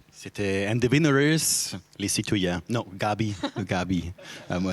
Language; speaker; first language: French; non-native, fluent; German